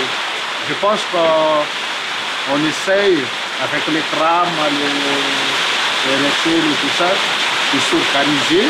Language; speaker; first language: French; non-native, local second language; Malagasy